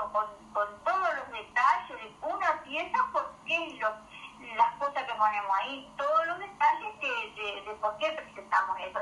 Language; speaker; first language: Spanish; native; Spanish